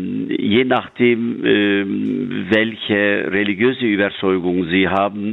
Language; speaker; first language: German; non-native, fluent; Turkish